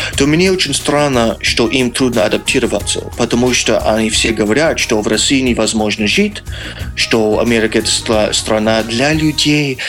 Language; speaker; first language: Russian; non-native, fluent; English